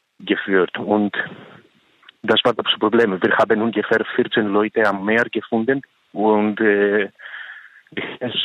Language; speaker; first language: German; non-native, learner; Greek